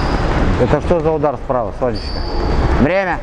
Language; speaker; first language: Russian; native; Russian